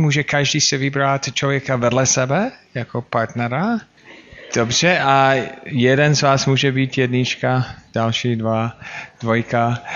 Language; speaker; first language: Czech; non-native, fluent; English